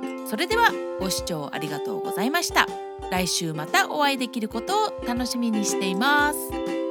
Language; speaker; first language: Japanese; early bilingual, heritage; Japanese